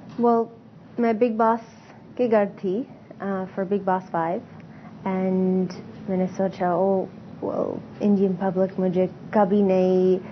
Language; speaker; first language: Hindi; non-native, learner; English